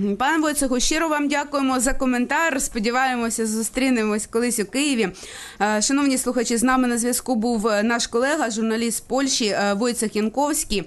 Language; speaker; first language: Ukrainian; native; Ukrainian